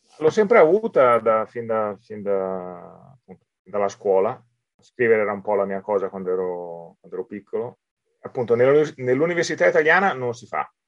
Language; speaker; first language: Italian; native; Italian